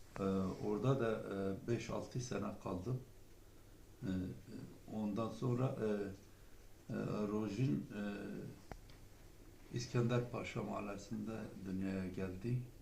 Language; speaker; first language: Turkish; non-native, local second language; Kurdish